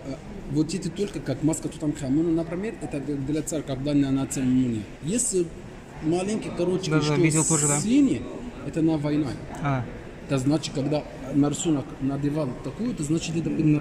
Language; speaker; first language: Russian; non-native, learner; Arabic